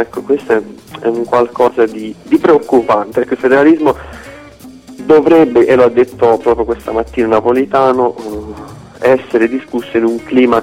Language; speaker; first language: Italian; native; Italian